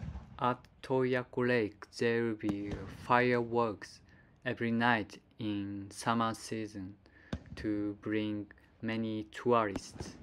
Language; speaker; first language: English; non-native, learner; Japanese